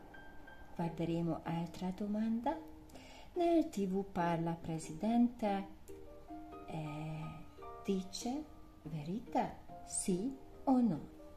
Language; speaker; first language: Italian; non-native, learner; Hungarian